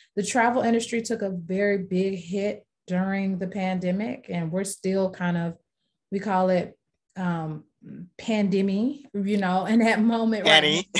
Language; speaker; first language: English; native; English